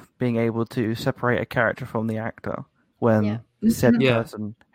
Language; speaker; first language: English; native; English